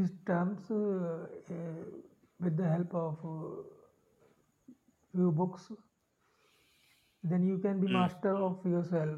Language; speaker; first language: English; non-native, local second language; Hindi